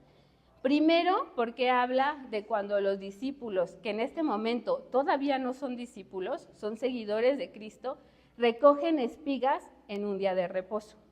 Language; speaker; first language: Spanish; native; Spanish